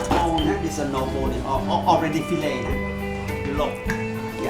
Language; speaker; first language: English; non-native, learner; Khmer